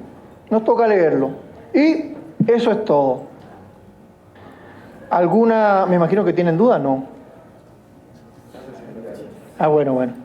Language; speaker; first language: Spanish; native; Spanish